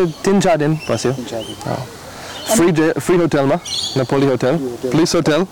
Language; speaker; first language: Nepali; non-native, learner; English